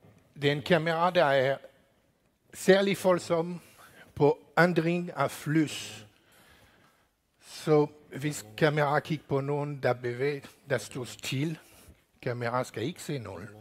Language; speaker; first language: Danish; non-native, learner; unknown